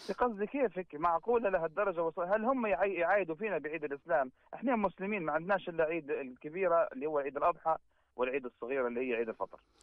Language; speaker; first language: Arabic; native; Arabic